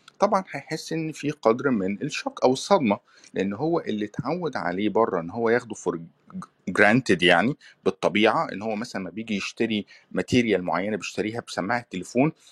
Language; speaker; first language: Arabic; native; Arabic